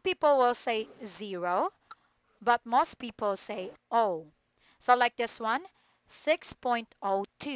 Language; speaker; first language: English; non-native, fluent; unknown